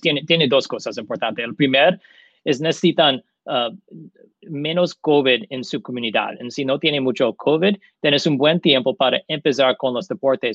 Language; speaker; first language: Spanish; non-native, learner; English